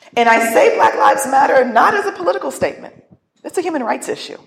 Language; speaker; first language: English; native; English